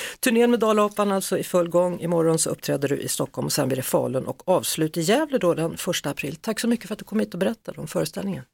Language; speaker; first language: Swedish; native; Swedish